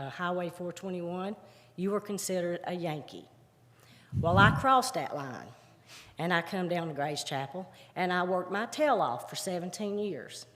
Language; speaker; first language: English; native; English